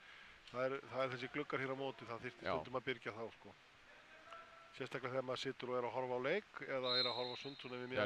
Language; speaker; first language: Icelandic; native; Icelandic